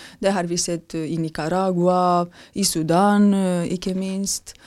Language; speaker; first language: Norwegian; non-native, fluent; Romanian